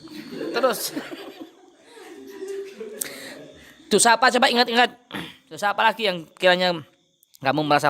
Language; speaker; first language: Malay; non-native, local second language; Javanese